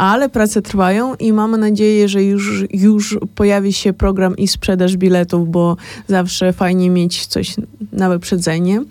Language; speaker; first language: Polish; non-native, fluent; Ukrainian